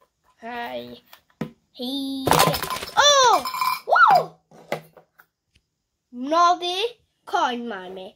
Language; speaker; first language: Polish; early bilingual, heritage; English